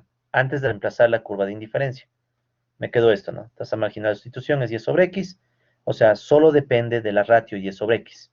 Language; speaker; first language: Spanish; native; Spanish